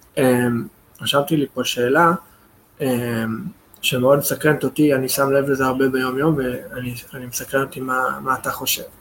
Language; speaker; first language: Hebrew; non-native, fluent; English